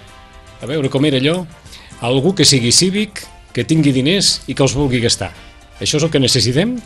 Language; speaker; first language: Catalan; native; Catalan